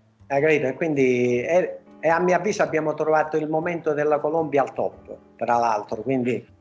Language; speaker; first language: Italian; native; Italian